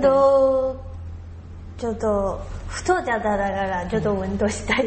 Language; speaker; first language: Japanese; non-native, learner; Chinese